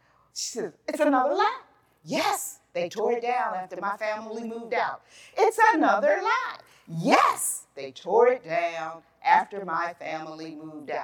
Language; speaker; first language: English; native; English